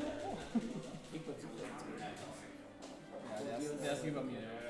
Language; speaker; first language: German; native; German